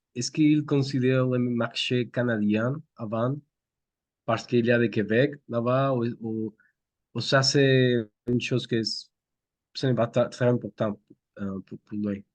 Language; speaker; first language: French; non-native, fluent; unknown